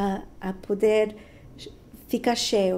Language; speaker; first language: Portuguese; non-native, fluent; Spanish